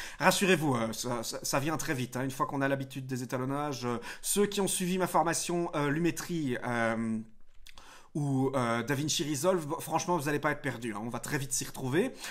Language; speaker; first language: French; native; French